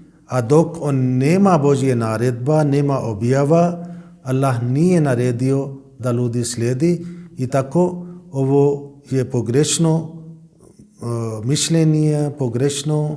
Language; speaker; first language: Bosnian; non-native, learner; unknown